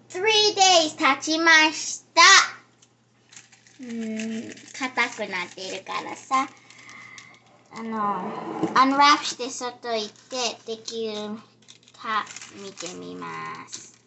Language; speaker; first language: Japanese; early bilingual, heritage; Japanese